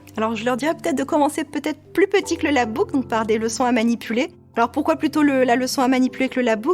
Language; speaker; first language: French; native; French